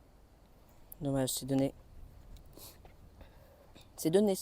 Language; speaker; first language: French; native; French